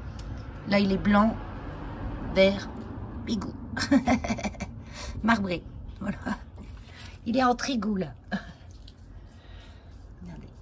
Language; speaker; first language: French; native; French